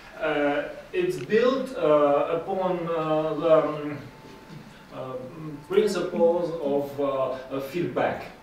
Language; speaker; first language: English; non-native, learner; Russian